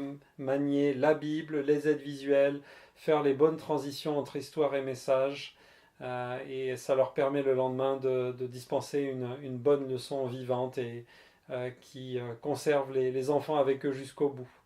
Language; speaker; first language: French; native; French